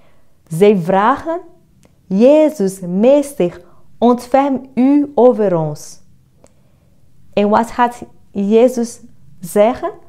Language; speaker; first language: Dutch; non-native, fluent; Portuguese